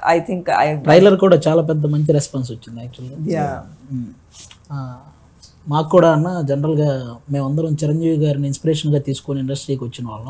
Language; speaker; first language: Telugu; native; Telugu